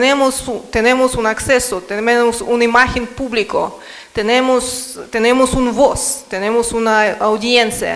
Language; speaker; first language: Spanish; non-native, learner; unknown